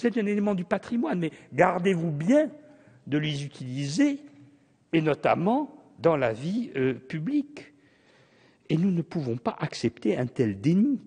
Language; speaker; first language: French; native; French